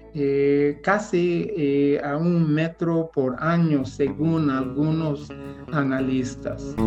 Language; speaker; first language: Spanish; non-native, fluent; English